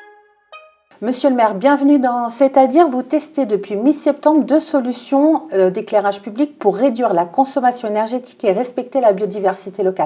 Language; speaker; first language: French; native; French